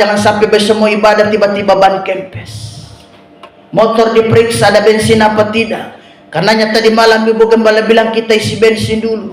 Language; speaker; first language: Indonesian; native; Indonesian